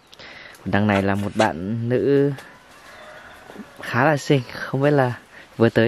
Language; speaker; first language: Vietnamese; native; Vietnamese